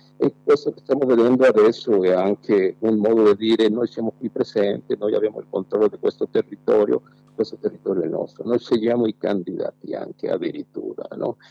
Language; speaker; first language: Italian; non-native, fluent; Spanish